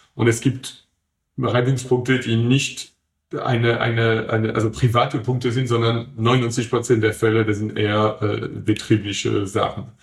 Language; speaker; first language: German; non-native, fluent; French